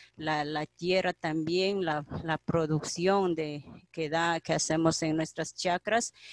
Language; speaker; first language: Spanish; non-native, local second language; Quechua